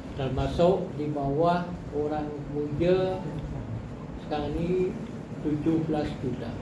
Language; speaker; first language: Malay; non-native, fluent; Eastern Cham